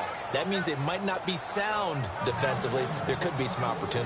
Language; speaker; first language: English; native; English